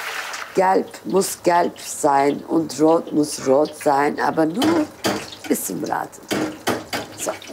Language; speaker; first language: German; non-native, learner; Turkish